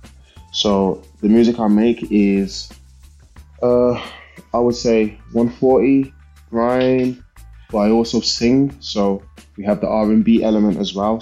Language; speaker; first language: English; native; English